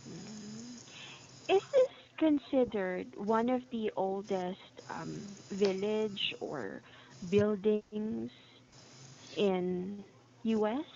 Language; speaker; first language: English; non-native, fluent; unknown